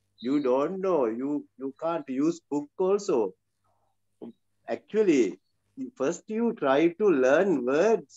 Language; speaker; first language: English; non-native, learner; Sinhala